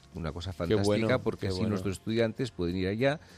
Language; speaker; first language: Spanish; native; Spanish